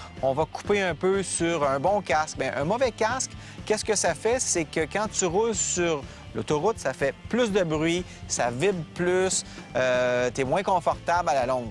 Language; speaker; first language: French; native; French